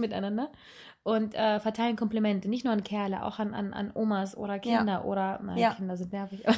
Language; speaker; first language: German; native; German